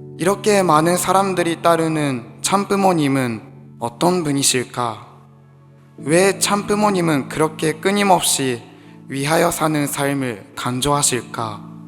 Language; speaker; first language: Korean; non-native, fluent; Japanese